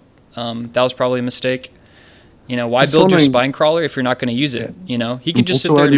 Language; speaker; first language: English; native; English